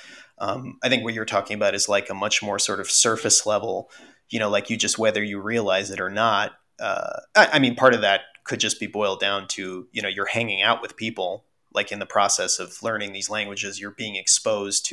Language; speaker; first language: English; early bilingual, other home language; Russian